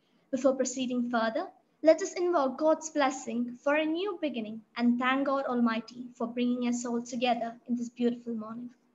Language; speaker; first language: English; non-native, local second language; Malayalam